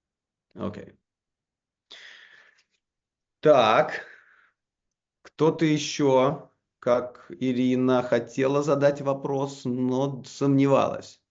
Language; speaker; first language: Russian; native; Russian